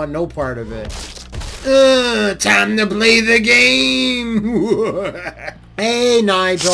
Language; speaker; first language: English; native; English